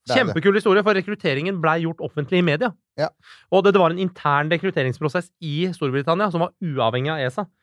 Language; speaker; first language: Norwegian; native; Norwegian